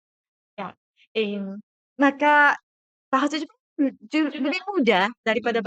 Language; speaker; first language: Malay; non-native, fluent; Japanese